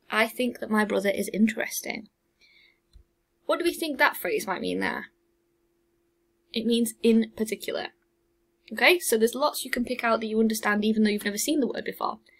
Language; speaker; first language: English; native; English